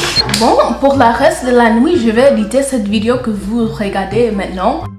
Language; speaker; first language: French; non-native, learner; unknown